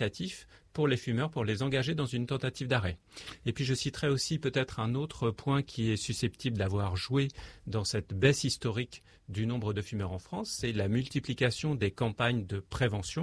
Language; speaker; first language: French; native; French